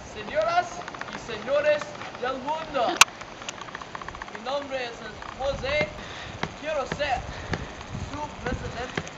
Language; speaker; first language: Spanish; non-native, learner; English